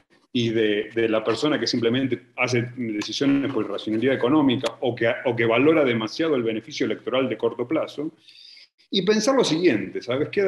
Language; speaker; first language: Spanish; native; Spanish